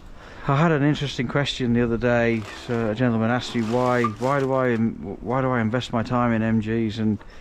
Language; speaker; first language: English; native; English